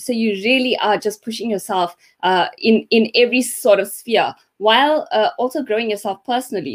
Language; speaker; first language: English; native; English